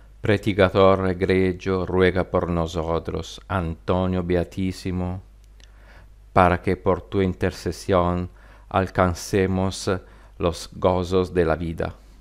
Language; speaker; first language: Spanish; non-native, learner; Italian